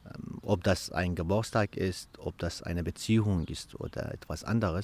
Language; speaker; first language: German; non-native, fluent; Kurdish